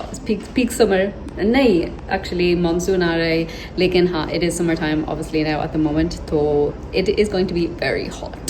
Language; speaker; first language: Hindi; non-native, learner; English